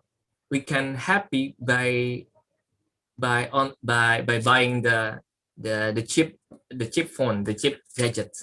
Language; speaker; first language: English; non-native, learner; Indonesian